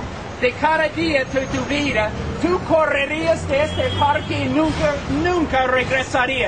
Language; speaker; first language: Spanish; non-native, fluent; English